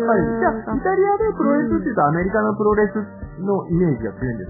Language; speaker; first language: Japanese; native; Japanese